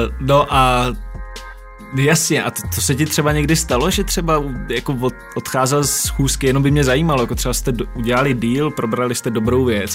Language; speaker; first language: Czech; native; Czech